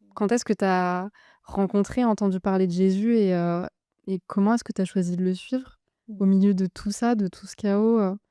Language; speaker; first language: French; native; French